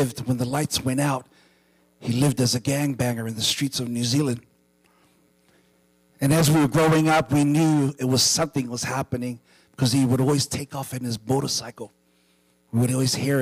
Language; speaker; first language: English; native; English